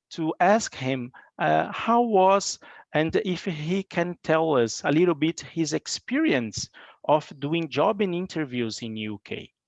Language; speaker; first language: English; non-native, fluent; Portuguese